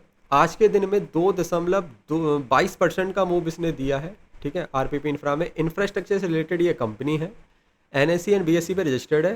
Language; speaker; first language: Hindi; native; Hindi